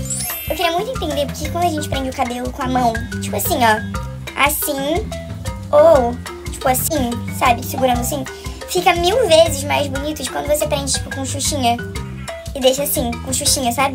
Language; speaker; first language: Portuguese; native; Portuguese